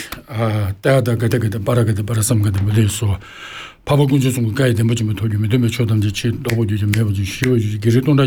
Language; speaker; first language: English; non-native, local second language; Tibetan